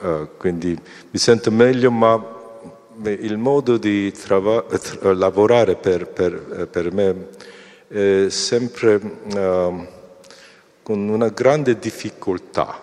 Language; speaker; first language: Italian; non-native, fluent; Korean